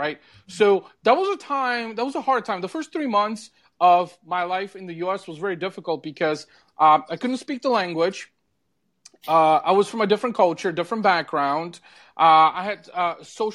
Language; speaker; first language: English; early bilingual, other home language; Bulgarian